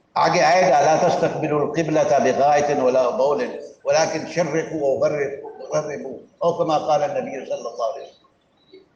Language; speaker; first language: Urdu; non-native, local second language; Punjabi